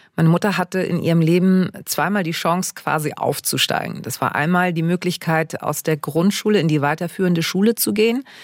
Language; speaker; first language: German; native; German